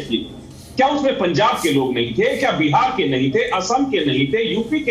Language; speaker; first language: Hindi; native; Hindi